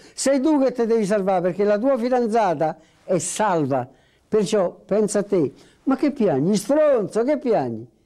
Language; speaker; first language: Italian; native; Italian